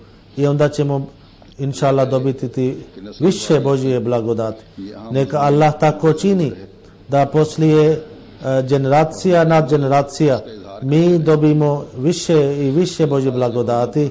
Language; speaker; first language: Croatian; non-native, fluent; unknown